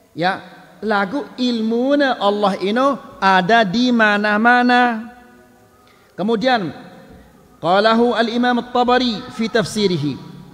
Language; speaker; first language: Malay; non-native, local second language; Sasak